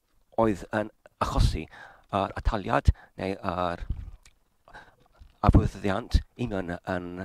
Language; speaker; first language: Welsh; non-native, learner; English